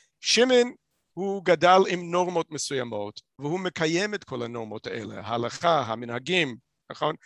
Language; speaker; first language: Hebrew; non-native, fluent; English